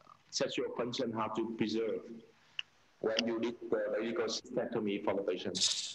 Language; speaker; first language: English; non-native, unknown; Vietnamese